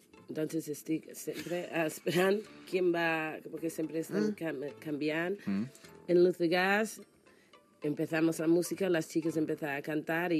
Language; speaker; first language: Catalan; non-native, learner; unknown